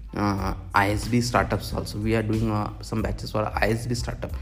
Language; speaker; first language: English; non-native, local second language; Hindi